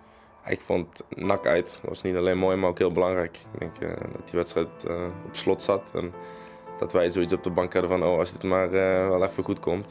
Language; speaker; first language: Dutch; native; Dutch